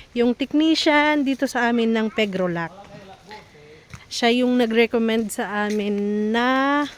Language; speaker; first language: Filipino; non-native, local second language; Waray